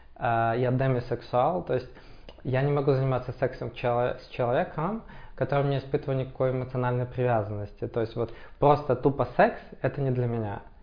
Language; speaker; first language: Russian; native; Russian